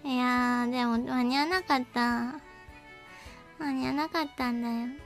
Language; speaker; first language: Japanese; native; Japanese